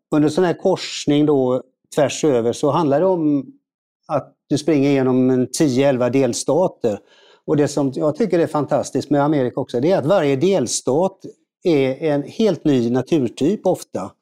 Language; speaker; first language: Swedish; native; Swedish